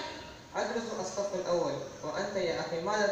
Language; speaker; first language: Arabic; non-native, learner; Urdu